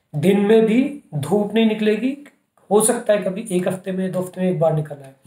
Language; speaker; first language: Hindi; native; Hindi